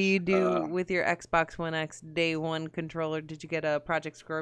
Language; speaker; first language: English; native; English